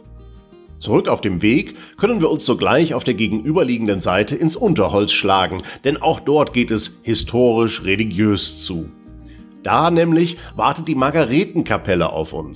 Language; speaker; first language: German; native; German